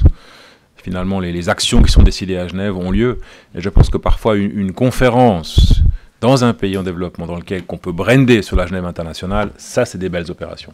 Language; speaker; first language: French; native; French